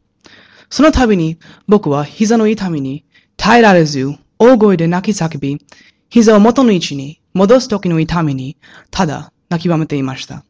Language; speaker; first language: Japanese; non-native, learner; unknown